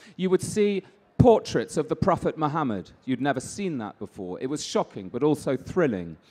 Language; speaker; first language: English; native; English